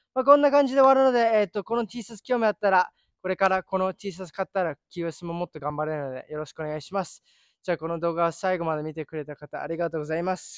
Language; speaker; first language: Japanese; early bilingual, other home language; English